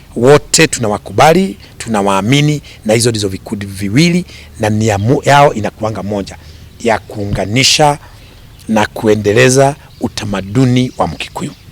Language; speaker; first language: Swahili; non-native, local second language; Kikuyu